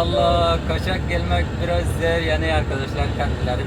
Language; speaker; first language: Turkish; non-native, fluent; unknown